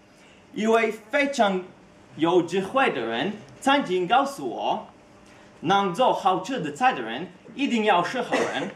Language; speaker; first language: Chinese; non-native, learner; Hebrew